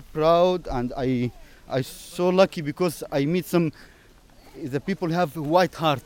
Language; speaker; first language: English; non-native, learner; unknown